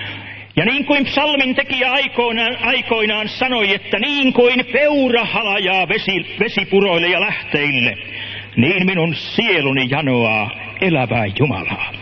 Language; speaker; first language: Finnish; native; Finnish